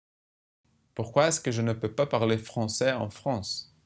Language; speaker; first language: French; non-native, fluent; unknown